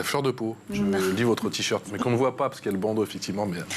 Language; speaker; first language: French; native; French